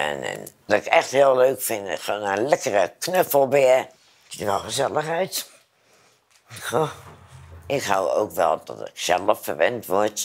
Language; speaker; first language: Dutch; native; Dutch